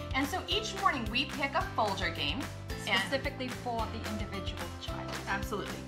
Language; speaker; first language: English; native; English